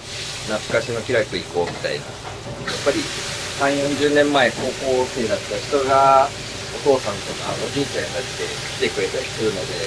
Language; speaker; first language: Japanese; native; Japanese